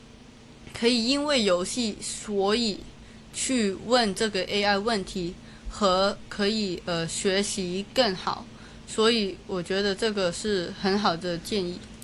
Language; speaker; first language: Chinese; non-native, local second language; Cantonese